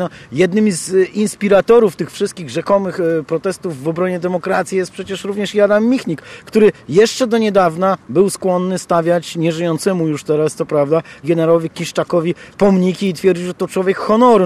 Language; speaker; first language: Polish; native; Polish